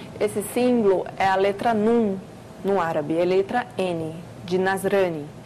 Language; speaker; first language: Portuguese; native; Portuguese